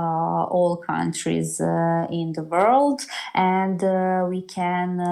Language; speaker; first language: English; non-native, learner; Serbian